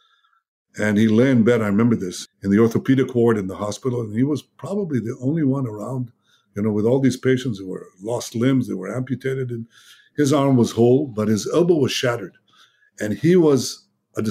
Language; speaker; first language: English; non-native, fluent; Hebrew